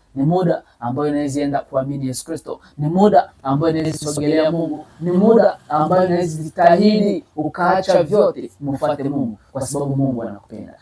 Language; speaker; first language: Swahili; native; Swahili